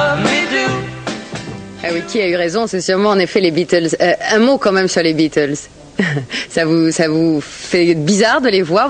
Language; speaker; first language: French; native; French